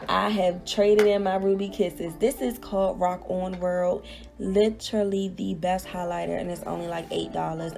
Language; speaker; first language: English; native; English